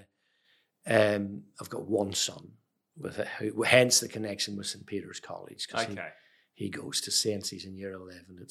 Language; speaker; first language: English; native; English